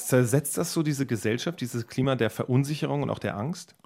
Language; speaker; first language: German; native; German